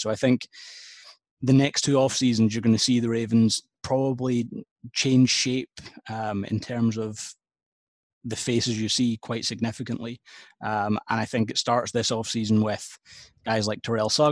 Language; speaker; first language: English; native; English